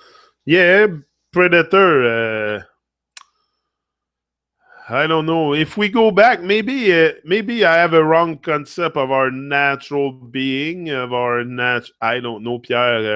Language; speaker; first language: English; non-native, fluent; French